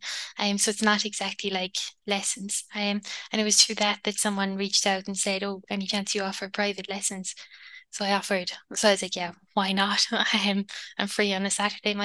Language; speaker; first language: English; non-native, local second language; Irish